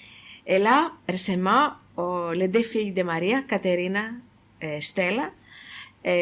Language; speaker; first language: French; non-native, fluent; Greek